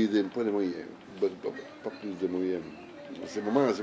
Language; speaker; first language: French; non-native, learner; Italian